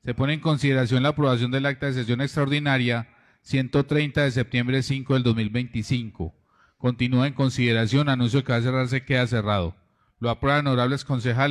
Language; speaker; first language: Spanish; native; Spanish